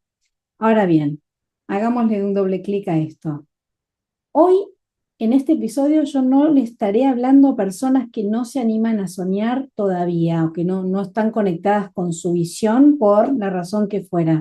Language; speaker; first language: Spanish; native; Spanish